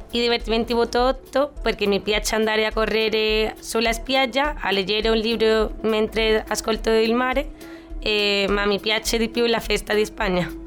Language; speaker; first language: Italian; non-native, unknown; Spanish